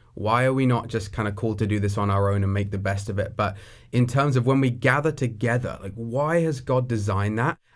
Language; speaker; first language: English; native; English